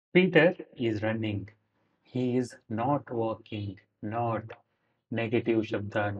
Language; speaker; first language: English; non-native, local second language; Kannada